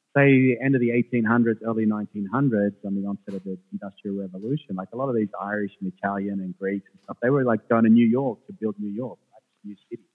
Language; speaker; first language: English; early bilingual, other home language; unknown